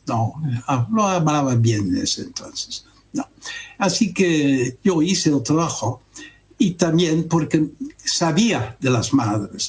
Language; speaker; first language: Spanish; non-native, fluent; Dutch